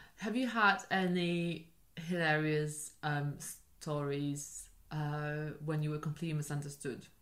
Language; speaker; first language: English; non-native, fluent; Polish